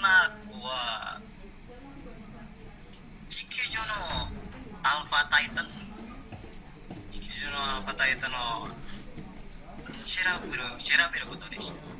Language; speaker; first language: Japanese; non-native, learner; Indonesian